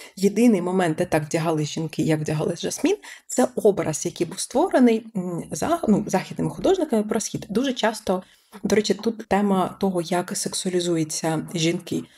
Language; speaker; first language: Ukrainian; early bilingual, other home language; Persian